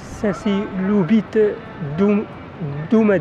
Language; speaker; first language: French; non-native, learner; Arabic